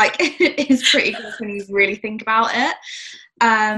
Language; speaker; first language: English; native; English